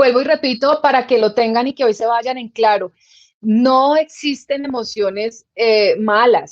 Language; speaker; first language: Spanish; native; Spanish